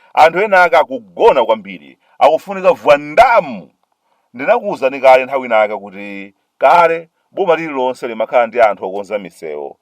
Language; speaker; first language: Nyanja; native; Nyanja